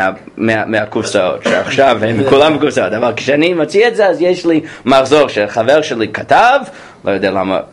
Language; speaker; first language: Hebrew; non-native, fluent; English